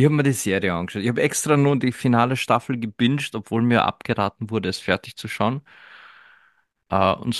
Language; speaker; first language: German; native; German